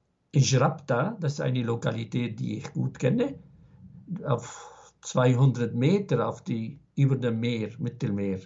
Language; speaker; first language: German; non-native, fluent; Arabic